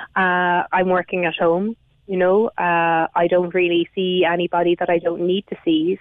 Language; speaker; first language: English; native; English